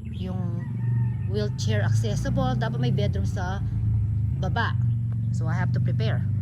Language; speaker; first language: Filipino; non-native, local second language; Pampanga